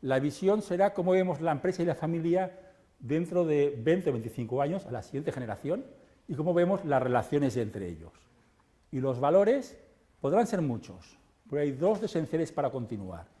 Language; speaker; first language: Spanish; native; Spanish